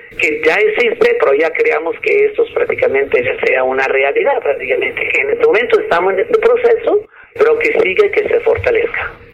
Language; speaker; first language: Spanish; non-native, fluent; Italian